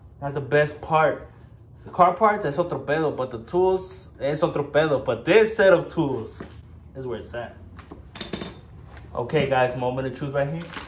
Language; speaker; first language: English; early bilingual, other home language; Spanish